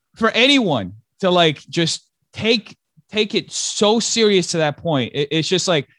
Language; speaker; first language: English; early bilingual, other home language; Portuguese